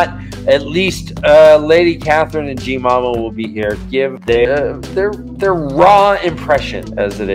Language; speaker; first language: English; native; English